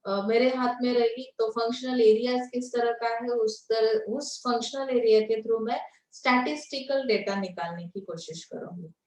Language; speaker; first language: Hindi; non-native, local second language; Marathi